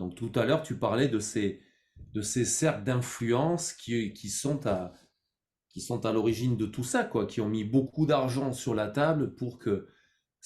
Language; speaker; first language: French; native; French